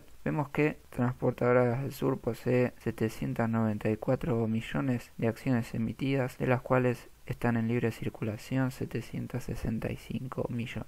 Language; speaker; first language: Spanish; native; Spanish